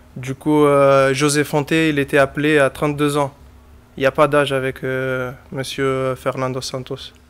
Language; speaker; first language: French; non-native, fluent; Portuguese